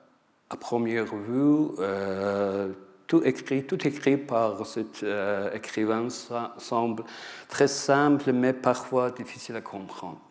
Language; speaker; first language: French; non-native, fluent; Persian